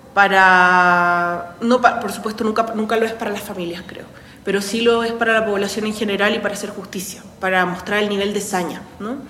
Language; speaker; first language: Spanish; native; Spanish